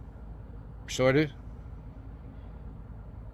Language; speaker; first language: Swedish; non-native, learner; English